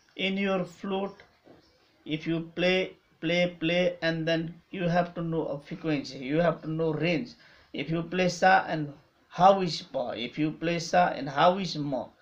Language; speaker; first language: English; non-native, local second language; Nepali